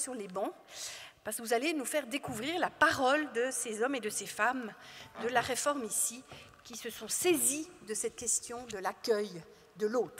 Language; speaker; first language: French; native; French